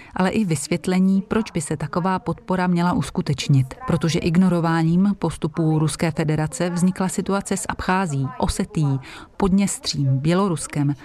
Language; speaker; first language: Czech; non-native, fluent; Hungarian